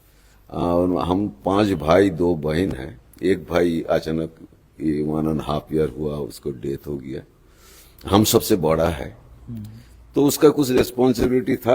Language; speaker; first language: Hindi; non-native, local second language; Bangla